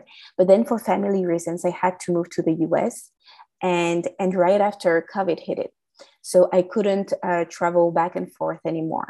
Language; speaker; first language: English; non-native, fluent; French